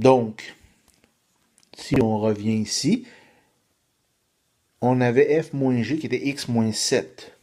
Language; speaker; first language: French; native; French